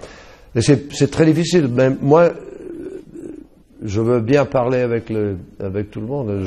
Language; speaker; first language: French; non-native, fluent; English